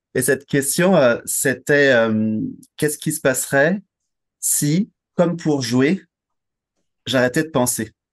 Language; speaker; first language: French; native; French